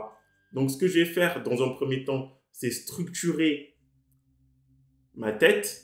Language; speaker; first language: French; native; French